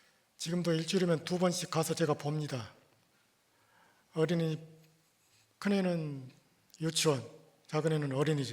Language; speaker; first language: Korean; native; Korean